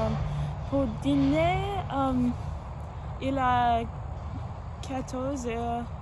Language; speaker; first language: French; non-native, learner; English